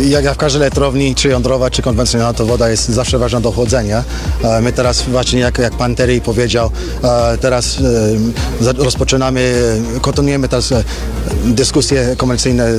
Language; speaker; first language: Polish; early bilingual, heritage; Polish